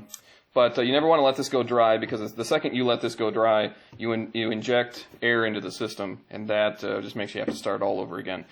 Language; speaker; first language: English; native; English